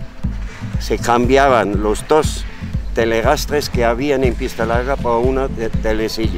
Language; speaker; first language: Spanish; non-native, fluent; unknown